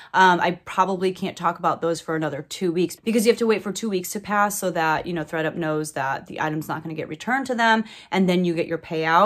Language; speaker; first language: English; native; English